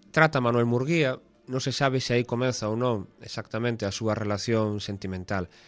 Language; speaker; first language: Galician; native; Galician